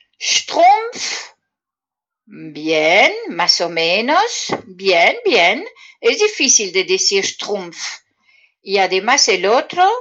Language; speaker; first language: Spanish; non-native, fluent; French